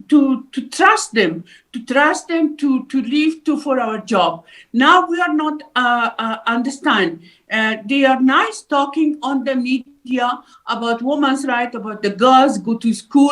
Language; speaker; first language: English; non-native, learner; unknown